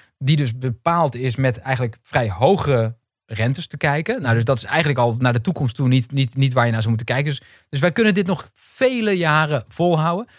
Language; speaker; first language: Dutch; native; Dutch